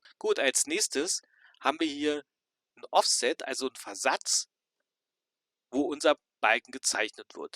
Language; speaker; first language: German; native; German